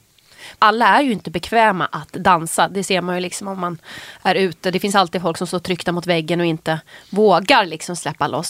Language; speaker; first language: Swedish; native; Swedish